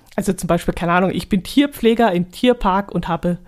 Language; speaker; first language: German; native; German